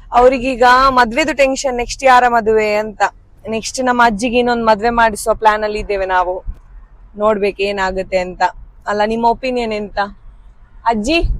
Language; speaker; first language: Kannada; non-native, local second language; Konkani